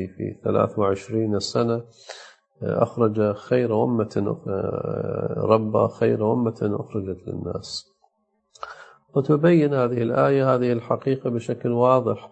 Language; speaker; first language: Arabic; native; Arabic